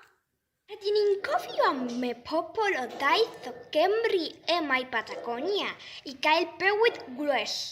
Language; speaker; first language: Welsh; non-native, learner; Spanish